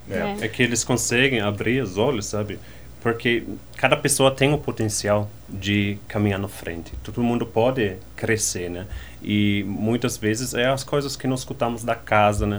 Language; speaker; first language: Portuguese; non-native, fluent; German